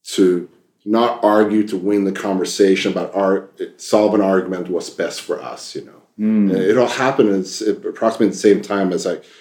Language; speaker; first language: English; non-native, fluent; Swedish